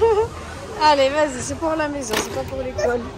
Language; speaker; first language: French; native; French